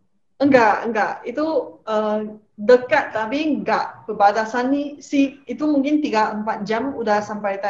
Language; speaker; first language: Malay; non-native, local second language; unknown